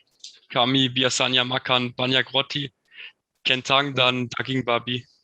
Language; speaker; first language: Indonesian; non-native, learner; German